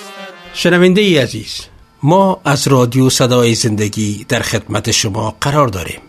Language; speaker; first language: Persian; non-native, local second language; Pashto